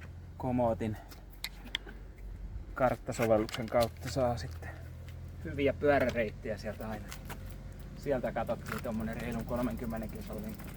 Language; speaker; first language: Finnish; native; Finnish